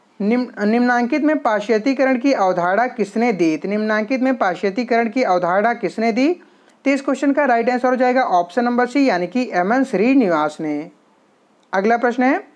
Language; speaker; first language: Hindi; native; Hindi